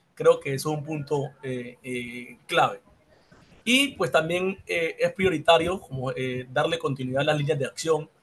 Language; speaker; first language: Spanish; native; Spanish